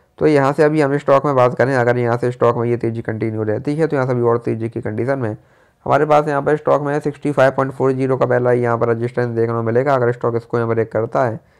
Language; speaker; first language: Hindi; native; Hindi